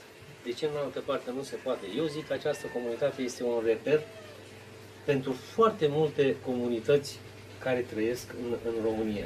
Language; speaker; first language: Romanian; non-native, local second language; Turkish